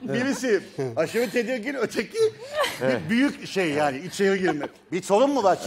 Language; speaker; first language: Turkish; native; Turkish